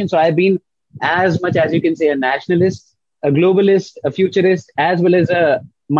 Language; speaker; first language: English; non-native, local second language; Hindi